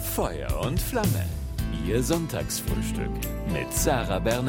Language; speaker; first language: German; native; German